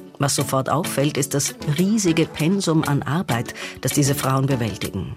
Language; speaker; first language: German; native; German